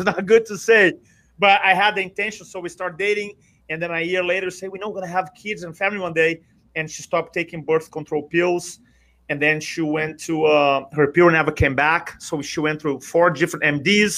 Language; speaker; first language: English; non-native, fluent; Portuguese